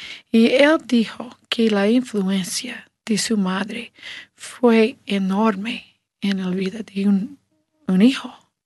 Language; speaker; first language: Spanish; non-native, learner; English